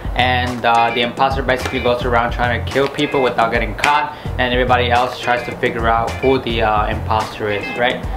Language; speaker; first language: English; early bilingual, other home language; Spanish